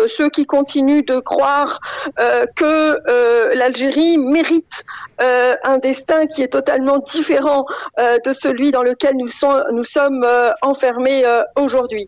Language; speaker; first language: French; non-native, local second language; Arabic